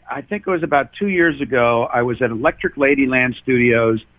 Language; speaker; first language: English; native; English